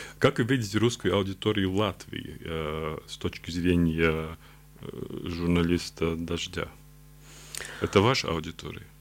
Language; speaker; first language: Russian; non-native, local second language; Latvian